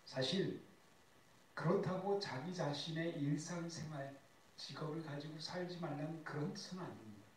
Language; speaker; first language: Korean; native; Korean